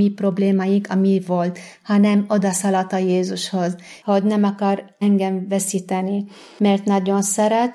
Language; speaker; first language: Hungarian; non-native, fluent; Arabic